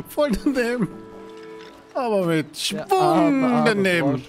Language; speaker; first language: German; native; German